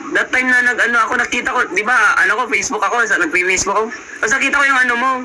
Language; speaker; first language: Filipino; non-native, local second language; Hiligaynon